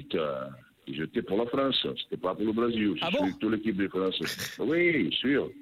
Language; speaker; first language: French; non-native, fluent; Portuguese